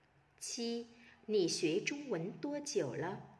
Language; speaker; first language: Chinese; non-native, fluent; Vietnamese